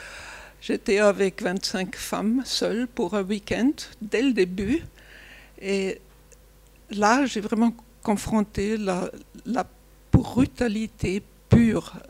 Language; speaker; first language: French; non-native, fluent; German